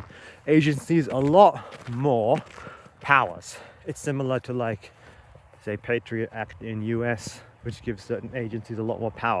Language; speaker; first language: English; native; English